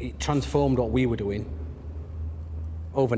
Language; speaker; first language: English; native; English